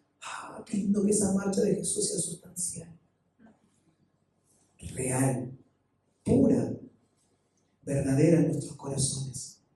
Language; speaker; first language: Spanish; native; Spanish